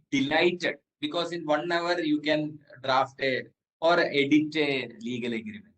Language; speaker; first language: English; non-native, local second language; Malayalam